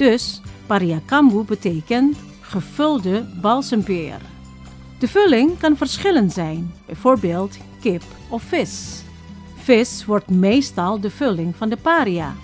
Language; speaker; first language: Dutch; non-native, fluent; Indonesian